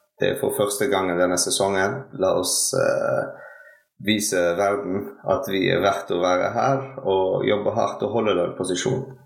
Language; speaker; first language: Norwegian; non-native, fluent; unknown